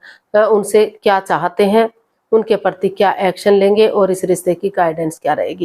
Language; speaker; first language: Hindi; native; Hindi